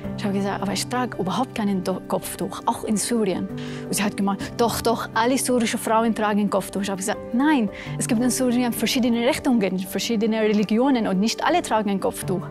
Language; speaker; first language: German; non-native, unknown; Arabic